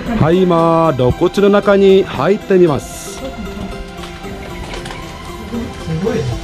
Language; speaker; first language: Japanese; non-native, fluent; Indonesian